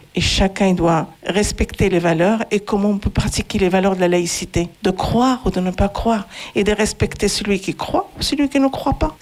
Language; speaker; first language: French; non-native, fluent; Arabic